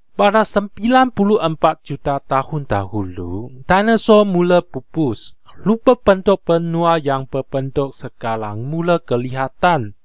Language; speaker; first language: Malay; non-native, local second language; Chinese